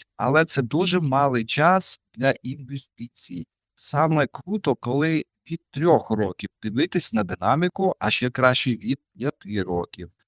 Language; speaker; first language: Ukrainian; native; Ukrainian